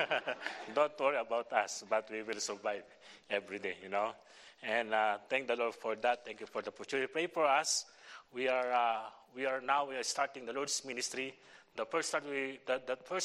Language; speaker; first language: English; non-native, local second language; Filipino